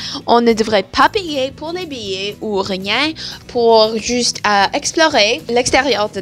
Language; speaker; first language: French; non-native, learner; English